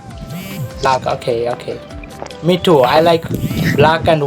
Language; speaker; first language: English; non-native, fluent; Bangla